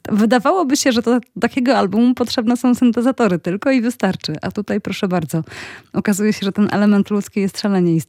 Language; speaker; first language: Polish; native; Polish